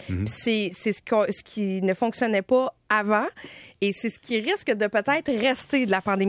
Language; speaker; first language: French; native; French